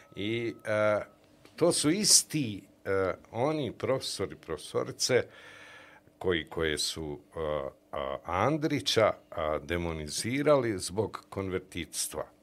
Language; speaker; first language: Bosnian; native; Bosnian